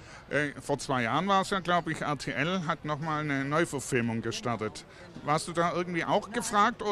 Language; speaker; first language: German; native; German